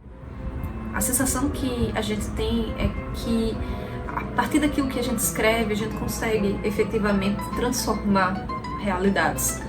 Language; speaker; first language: Portuguese; native; Portuguese